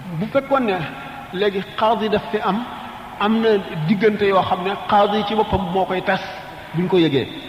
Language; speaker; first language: Wolof; native; Wolof